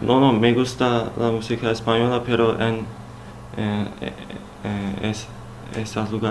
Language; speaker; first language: Spanish; non-native, learner; Turkish